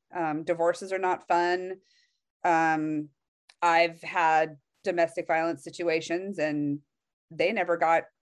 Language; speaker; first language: English; native; English